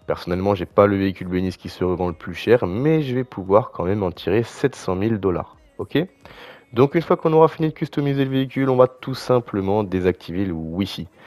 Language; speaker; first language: French; native; French